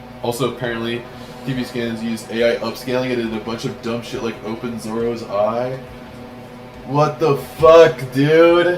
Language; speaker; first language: English; native; English